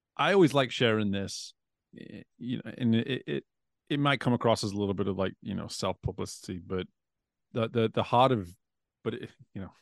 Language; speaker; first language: English; native; English